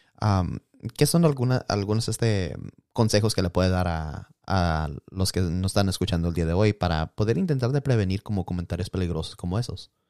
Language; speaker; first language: Spanish; early bilingual, heritage; Spanish